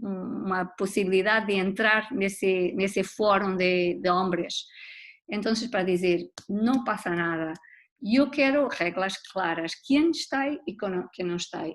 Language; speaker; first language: Spanish; non-native, learner; Portuguese